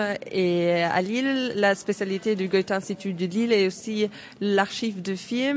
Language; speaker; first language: French; non-native, fluent; German